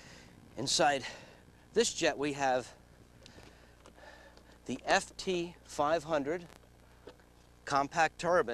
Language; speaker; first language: English; native; English